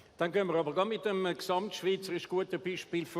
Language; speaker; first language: German; native; German